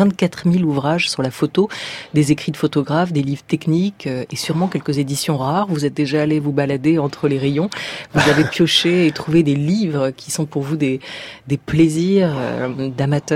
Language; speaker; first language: French; native; French